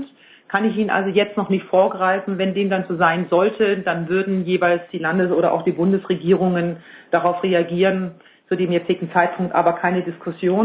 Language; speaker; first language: German; native; German